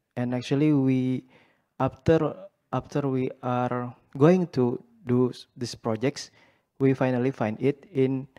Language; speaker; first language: English; non-native, learner; Banjar